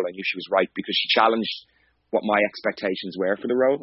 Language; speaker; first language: English; native; English